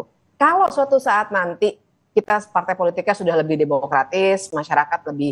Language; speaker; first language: Indonesian; native; Indonesian